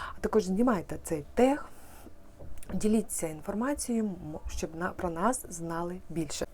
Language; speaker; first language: Ukrainian; native; Ukrainian